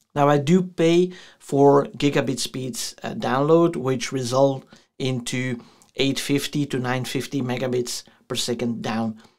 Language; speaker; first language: English; non-native, fluent; Dutch